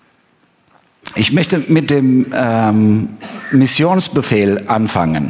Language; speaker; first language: German; non-native, fluent; Albanian